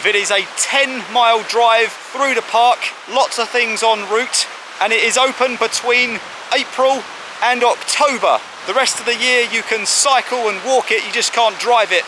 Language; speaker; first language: English; native; English